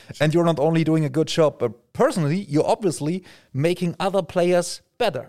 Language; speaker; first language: English; non-native, fluent; German